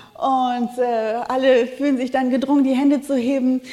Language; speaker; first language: German; native; German